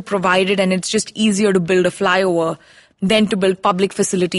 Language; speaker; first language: English; non-native, local second language; Hindi